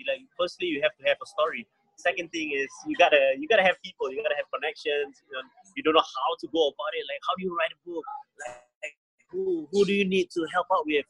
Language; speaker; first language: English; native; English